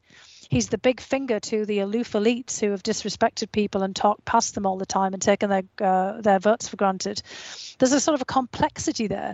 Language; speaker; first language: English; native; English